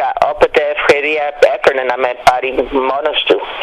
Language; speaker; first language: Greek; early bilingual, heritage; Greek